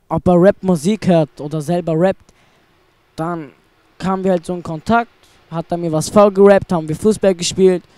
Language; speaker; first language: German; native; German